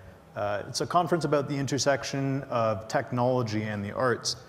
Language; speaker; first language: English; native; English